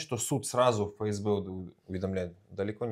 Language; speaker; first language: Russian; native; Russian